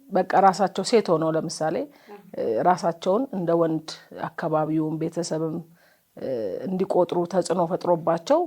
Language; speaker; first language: Amharic; native; Amharic